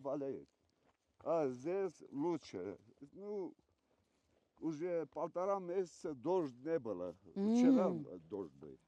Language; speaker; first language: Russian; non-native, local second language; Armenian